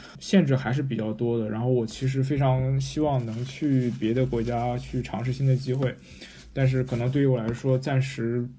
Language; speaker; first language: Chinese; native; Chinese